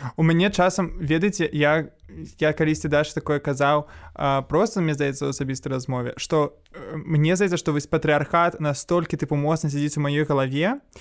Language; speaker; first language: Belarusian; non-native, local second language; Russian